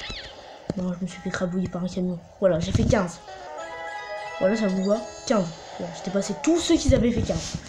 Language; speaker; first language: French; native; French